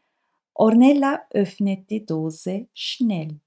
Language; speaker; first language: German; non-native, fluent; Turkish